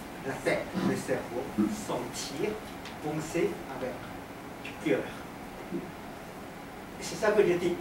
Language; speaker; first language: French; non-native, learner; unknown